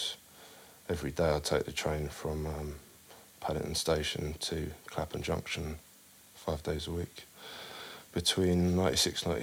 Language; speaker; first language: English; native; English